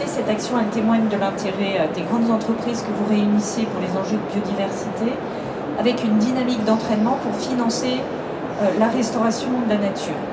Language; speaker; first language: French; native; French